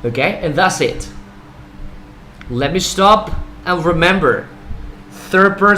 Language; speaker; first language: English; non-native, fluent; Spanish